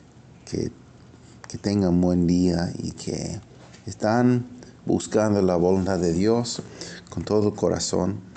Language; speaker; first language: Spanish; non-native, fluent; English